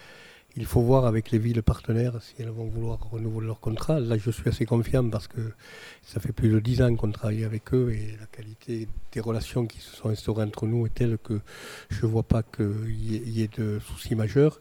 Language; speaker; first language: French; native; French